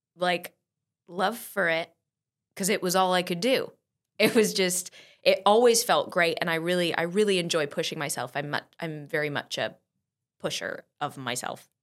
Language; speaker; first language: English; native; English